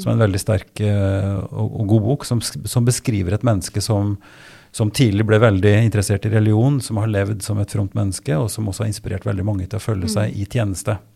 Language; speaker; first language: Norwegian; native; Norwegian